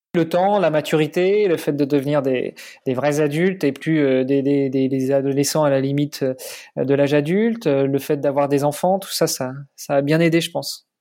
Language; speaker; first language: French; native; French